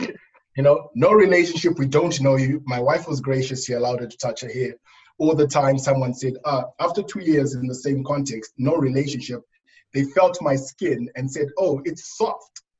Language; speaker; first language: English; non-native, local second language; Shona